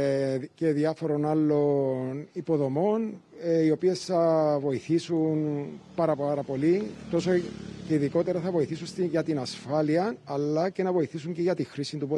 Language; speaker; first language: Greek; native; Greek